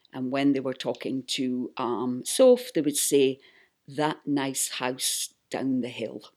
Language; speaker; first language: English; native; English